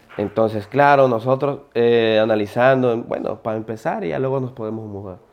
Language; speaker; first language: Spanish; native; Spanish